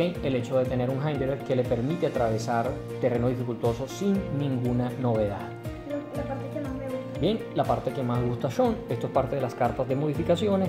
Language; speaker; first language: Spanish; native; Spanish